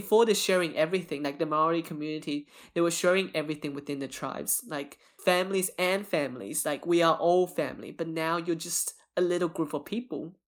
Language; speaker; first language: English; early bilingual, other home language; Chinese